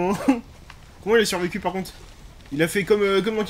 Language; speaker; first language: French; native; French